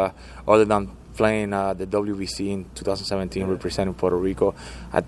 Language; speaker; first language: English; non-native, fluent; Spanish